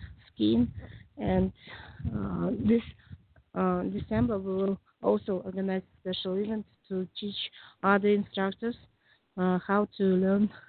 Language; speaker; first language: English; non-native, learner; Kazakh